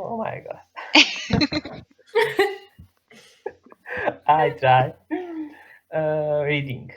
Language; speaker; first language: English; non-native, learner; Serbian